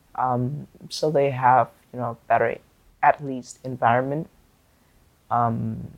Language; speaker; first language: English; non-native, fluent; Vietnamese